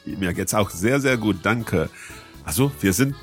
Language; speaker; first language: German; non-native, fluent; English